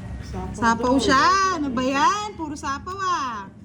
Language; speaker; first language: Filipino; native; Filipino